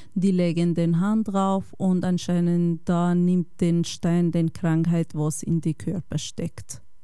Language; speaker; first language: German; non-native, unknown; Bosnian